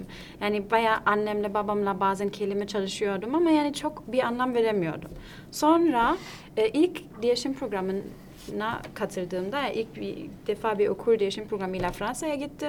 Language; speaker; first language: Turkish; non-native, fluent; German